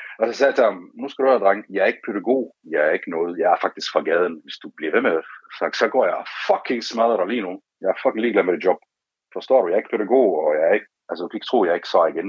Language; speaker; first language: Danish; early bilingual, other home language; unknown